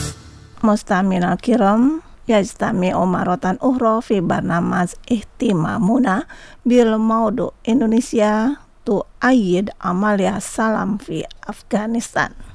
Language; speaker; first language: Arabic; non-native, fluent; Indonesian